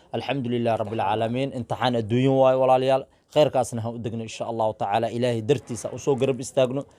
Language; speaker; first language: Somali; native; Somali